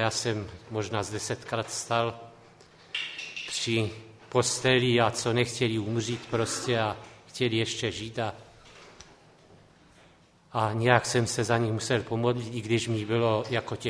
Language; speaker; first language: Czech; non-native, local second language; Polish